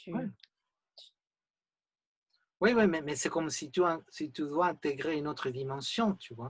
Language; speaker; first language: French; non-native, fluent; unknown